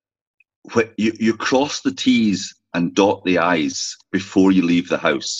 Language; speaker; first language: English; native; English